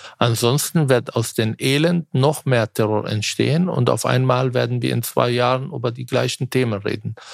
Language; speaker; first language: German; non-native, fluent; Arabic